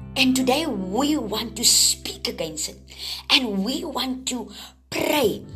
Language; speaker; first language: English; non-native, local second language; Afrikaans